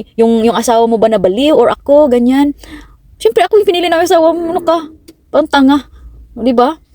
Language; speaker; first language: Filipino; non-native, local second language; Cebuano